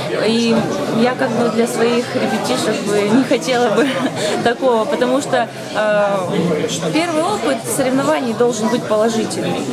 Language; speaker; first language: Russian; native; Russian